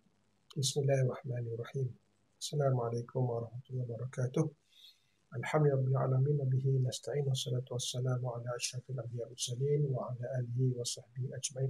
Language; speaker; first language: Arabic; non-native, fluent; Malay